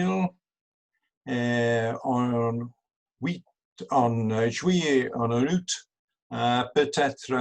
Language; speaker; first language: French; non-native, learner; English